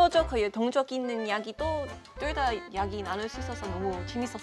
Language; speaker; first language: Korean; non-native, fluent; English